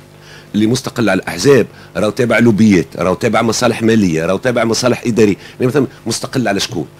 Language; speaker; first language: Arabic; native; Arabic